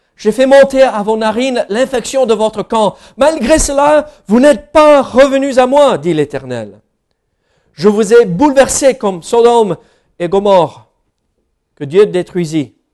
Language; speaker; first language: French; non-native, fluent; English